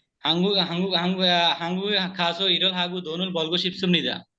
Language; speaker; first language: Korean; non-native, learner; Bangla